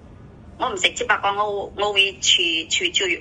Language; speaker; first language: Cantonese; non-native, learner; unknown